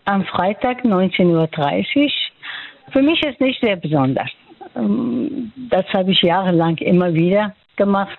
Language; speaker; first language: German; non-native, fluent; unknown